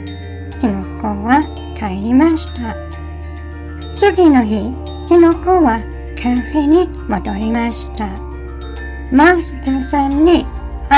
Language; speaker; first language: Japanese; non-native, learner; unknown